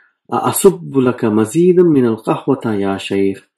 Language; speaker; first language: Arabic; non-native, fluent; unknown